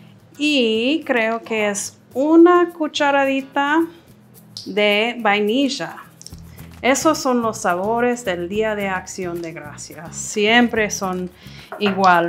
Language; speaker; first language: Spanish; non-native, fluent; English